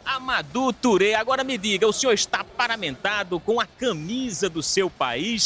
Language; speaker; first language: Portuguese; native; Portuguese